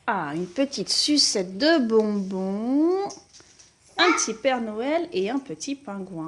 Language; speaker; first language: French; native; French